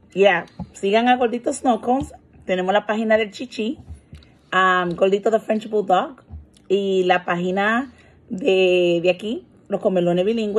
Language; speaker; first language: Spanish; early bilingual, heritage; Spanish